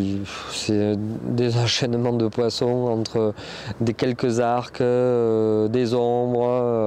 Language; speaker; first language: French; native; French